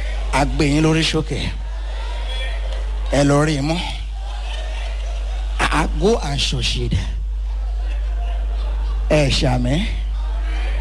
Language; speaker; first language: English; non-native, local second language; Yoruba